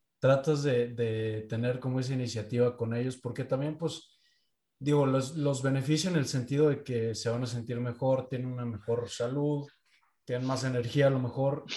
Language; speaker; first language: Spanish; native; Spanish